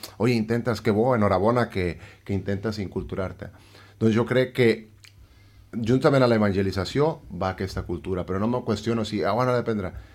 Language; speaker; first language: Catalan; non-native, fluent; Spanish